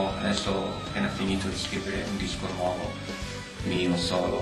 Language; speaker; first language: Italian; early bilingual, heritage; Italian